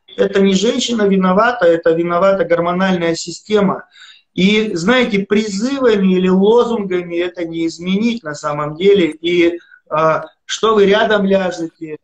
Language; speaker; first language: Russian; native; Russian